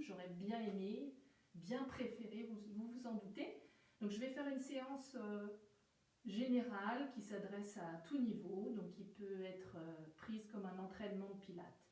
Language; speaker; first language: French; native; French